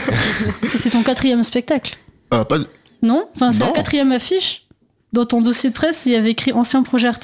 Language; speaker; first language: French; native; French